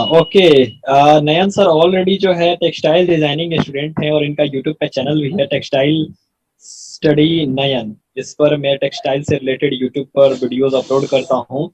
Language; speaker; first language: Hindi; native; Hindi